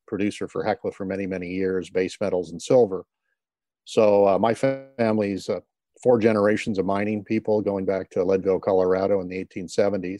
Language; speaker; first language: English; native; English